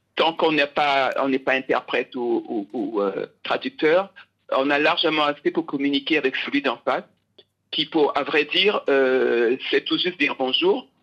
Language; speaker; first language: French; native; French